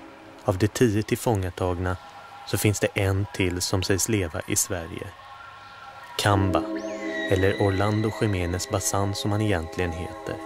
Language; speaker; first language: Swedish; native; Swedish